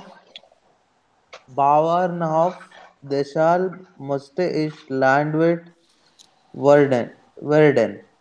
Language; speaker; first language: German; non-native, learner; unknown